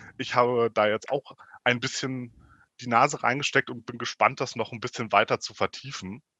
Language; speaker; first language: German; native; German